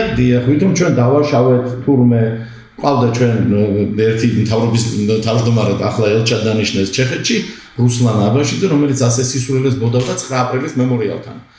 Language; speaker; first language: Georgian; native; Georgian